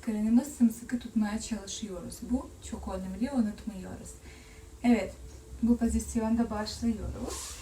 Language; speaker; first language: Turkish; non-native, learner; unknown